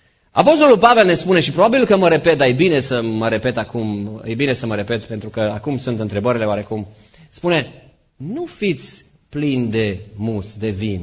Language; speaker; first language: Romanian; native; Romanian